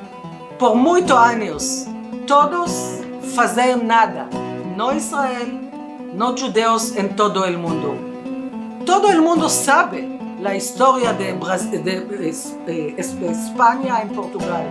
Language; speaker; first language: Portuguese; non-native, learner; Spanish